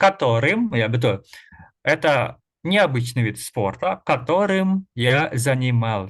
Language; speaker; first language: Russian; non-native, fluent; Indonesian